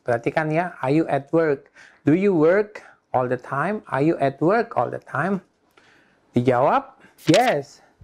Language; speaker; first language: English; non-native, fluent; Indonesian